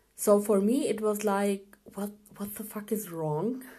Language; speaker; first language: English; non-native, fluent; Urdu